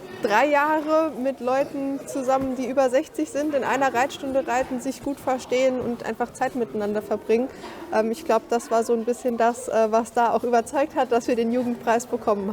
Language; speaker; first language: German; native; German